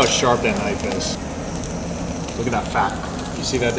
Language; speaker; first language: English; native; English